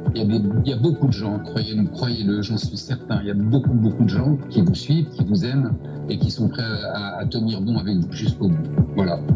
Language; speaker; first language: French; native; French